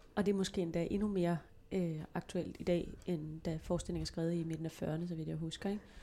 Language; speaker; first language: Danish; native; Danish